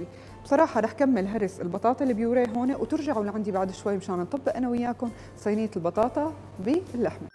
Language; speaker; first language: Arabic; native; Arabic